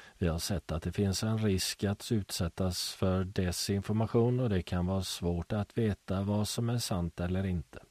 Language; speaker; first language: Swedish; native; Swedish